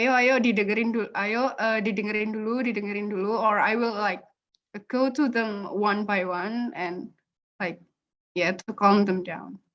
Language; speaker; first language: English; non-native, learner; Indonesian